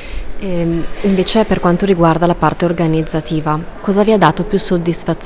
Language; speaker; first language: Italian; native; Italian